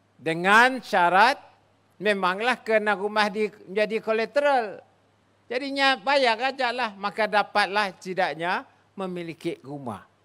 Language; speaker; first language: Malay; native; Malay